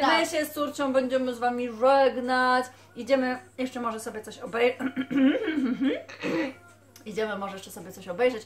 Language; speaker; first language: Polish; native; Polish